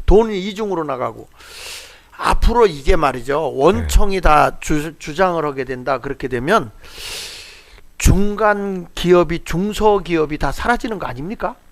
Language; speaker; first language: Korean; native; Korean